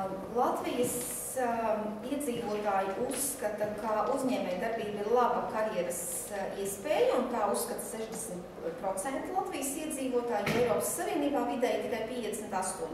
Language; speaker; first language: Latvian; native; Latvian